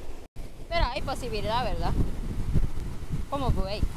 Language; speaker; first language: Spanish; non-native, learner; Japanese